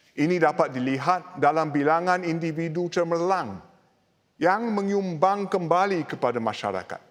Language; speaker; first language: Malay; non-native, local second language; English